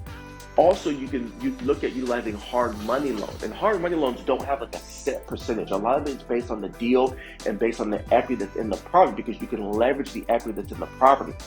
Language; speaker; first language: English; native; English